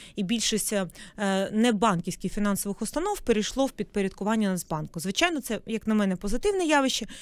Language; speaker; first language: Ukrainian; non-native, local second language; Russian